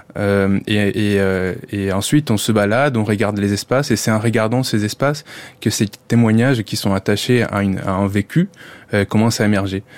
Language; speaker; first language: French; non-native, fluent; Spanish